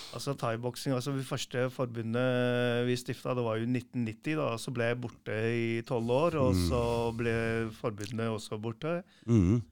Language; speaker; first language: Norwegian; early bilingual, other home language; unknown